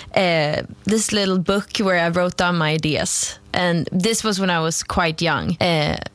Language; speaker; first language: English; non-native, fluent; Swedish